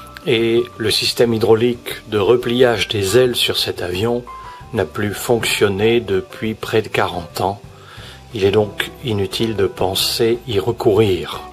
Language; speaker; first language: French; native; French